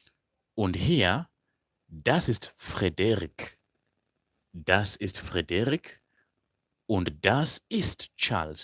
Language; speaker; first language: German; non-native, fluent; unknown